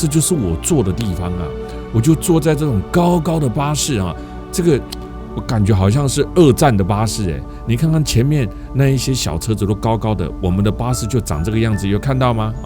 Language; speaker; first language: Chinese; native; Chinese